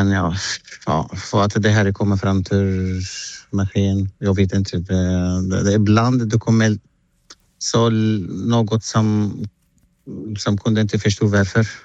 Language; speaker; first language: Swedish; non-native, learner; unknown